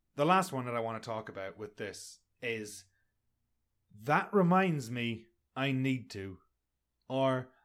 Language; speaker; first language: English; native; English